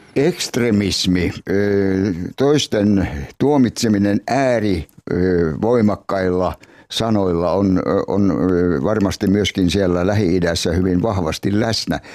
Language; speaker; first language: Finnish; native; Finnish